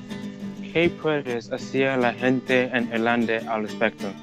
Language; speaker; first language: Spanish; non-native, learner; English